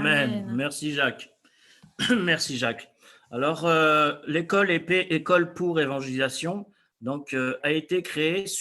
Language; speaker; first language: French; native; French